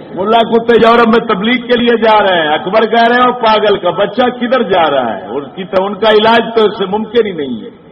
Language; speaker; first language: Urdu; non-native, local second language; Punjabi